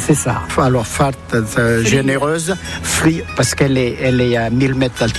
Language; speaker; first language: French; early bilingual, other home language; Portuguese